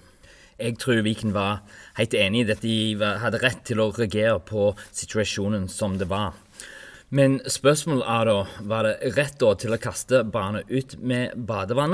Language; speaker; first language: Norwegian; non-native, fluent; English